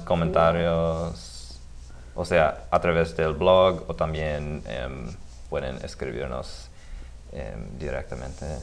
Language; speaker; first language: Spanish; non-native, fluent; English